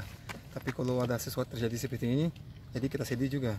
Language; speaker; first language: Indonesian; non-native, fluent; Portuguese